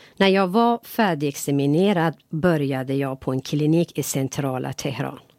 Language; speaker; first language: Swedish; non-native, fluent; Persian